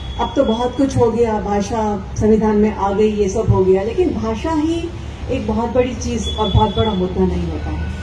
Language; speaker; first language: Hindi; native; Hindi